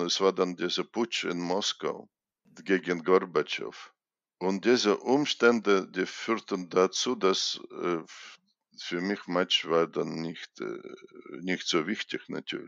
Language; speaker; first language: German; non-native, fluent; Russian